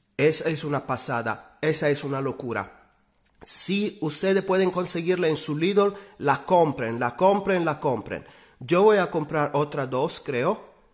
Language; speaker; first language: Spanish; non-native, fluent; Italian